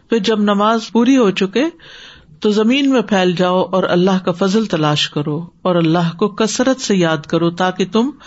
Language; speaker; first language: Urdu; native; Urdu